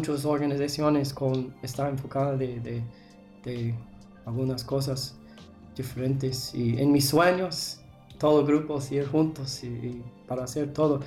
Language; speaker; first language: Spanish; non-native, learner; English